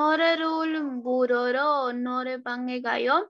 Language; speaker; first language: Korean; non-native, learner; Spanish